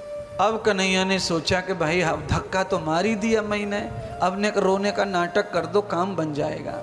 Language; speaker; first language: Hindi; native; Hindi